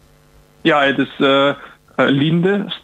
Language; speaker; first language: Dutch; non-native, learner; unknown